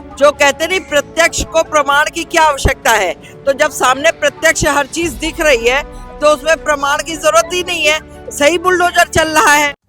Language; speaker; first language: Hindi; native; Hindi